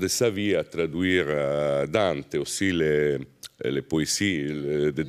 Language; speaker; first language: French; non-native, fluent; Italian